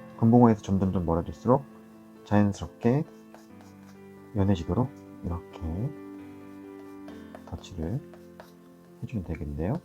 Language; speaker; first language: Korean; native; Korean